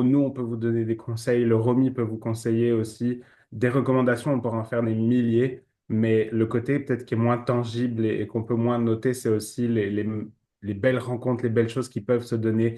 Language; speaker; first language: French; native; French